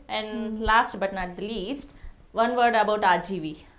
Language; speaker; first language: English; non-native, local second language; Telugu